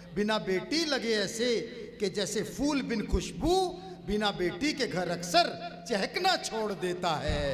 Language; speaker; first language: Hindi; native; Hindi